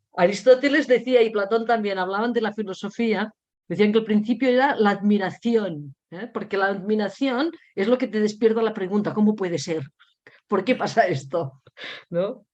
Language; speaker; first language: Spanish; non-native, local second language; Catalan